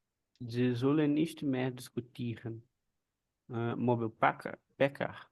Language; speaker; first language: German; non-native, learner; Portuguese